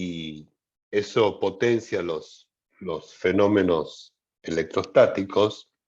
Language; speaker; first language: Spanish; native; Spanish